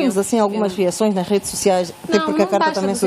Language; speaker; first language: Portuguese; native; Portuguese